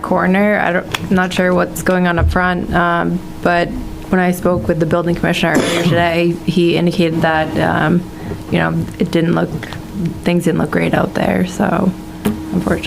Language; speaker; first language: English; native; English